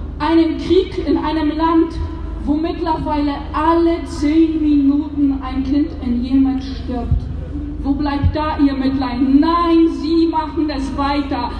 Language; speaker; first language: German; early bilingual, other home language; Polish